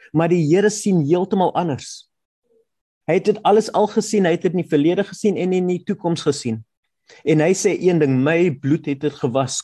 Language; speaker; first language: Afrikaans; non-native, local second language; German